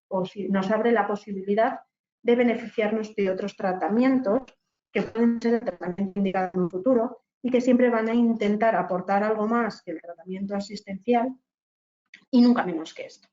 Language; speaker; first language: Spanish; native; Spanish